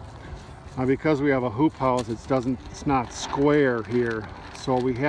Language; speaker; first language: English; native; English